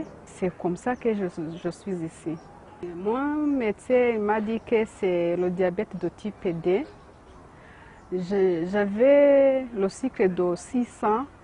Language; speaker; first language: French; non-native, learner; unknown